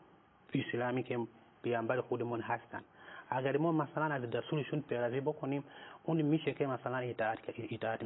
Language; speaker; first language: Persian; non-native, fluent; Nyanja